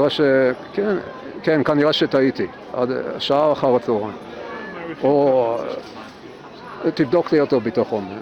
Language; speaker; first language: Hebrew; non-native, fluent; English